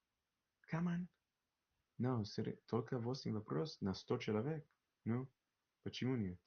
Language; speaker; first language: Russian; non-native, learner; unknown